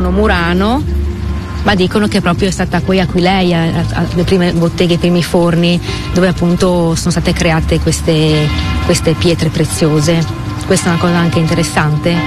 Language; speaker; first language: Italian; native; Italian